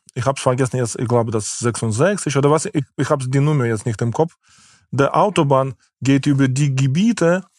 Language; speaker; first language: German; non-native, fluent; Ukrainian